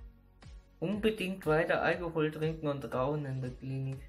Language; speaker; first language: German; native; German